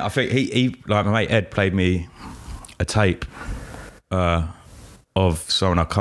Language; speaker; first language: English; native; English